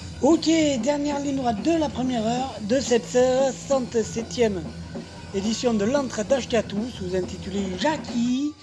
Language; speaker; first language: French; native; French